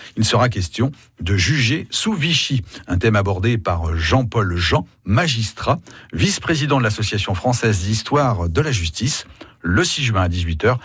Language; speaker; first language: French; native; French